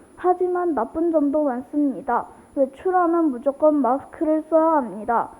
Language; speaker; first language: Korean; early bilingual, other home language; Chinese